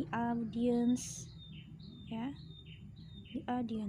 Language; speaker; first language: English; non-native, fluent; Indonesian